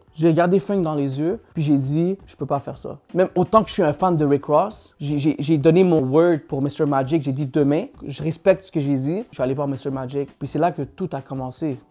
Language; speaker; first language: French; native; French